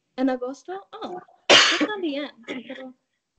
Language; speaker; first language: Spanish; non-native, learner; English